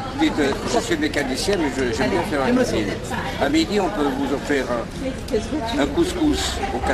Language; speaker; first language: French; native; French